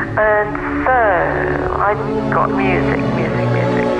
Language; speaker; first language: English; native; English